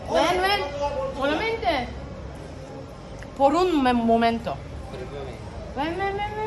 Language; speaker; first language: Spanish; non-native, learner; Turkish